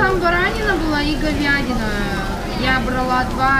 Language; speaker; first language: Russian; native; Russian